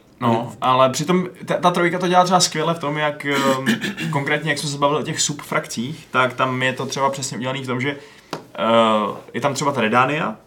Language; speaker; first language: Czech; native; Czech